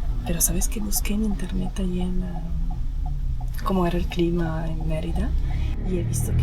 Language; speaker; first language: Spanish; non-native, fluent; Italian